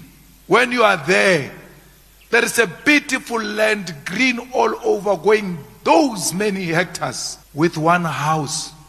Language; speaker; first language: English; non-native, local second language; Northern Sotho